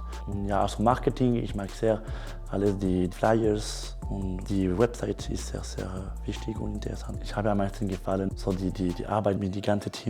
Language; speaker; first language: German; non-native, local second language; French